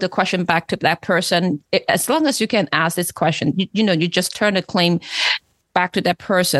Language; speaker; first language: English; non-native, local second language; Cantonese